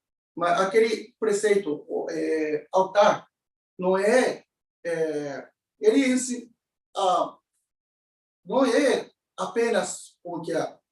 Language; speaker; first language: Portuguese; non-native, learner; Japanese